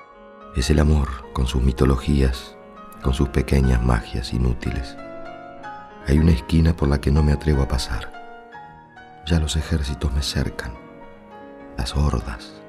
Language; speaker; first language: Spanish; native; Spanish